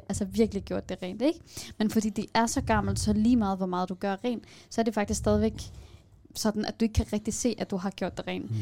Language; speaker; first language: Danish; non-native, fluent; Kurdish